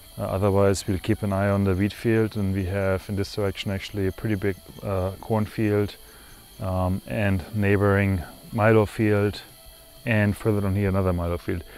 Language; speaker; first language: English; native; English